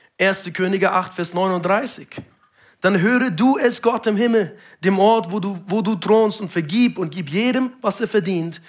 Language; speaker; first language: German; non-native, fluent; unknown